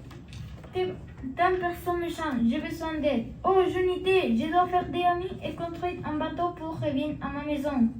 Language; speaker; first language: French; non-native, learner; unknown